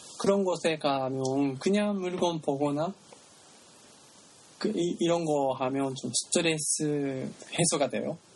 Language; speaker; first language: Korean; non-native, learner; Japanese